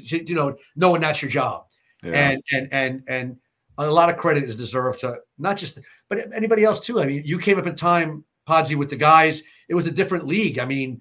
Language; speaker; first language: English; native; English